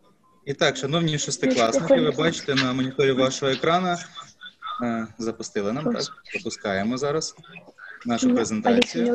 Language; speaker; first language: Ukrainian; native; Ukrainian